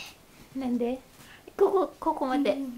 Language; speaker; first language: Japanese; non-native, fluent; Filipino